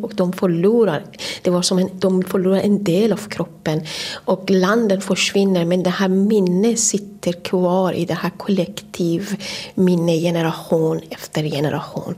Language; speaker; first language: Swedish; non-native, fluent; Persian